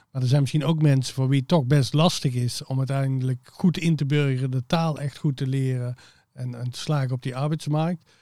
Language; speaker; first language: Dutch; native; Dutch